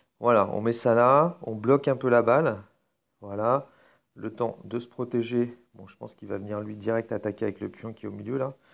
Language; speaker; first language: French; native; French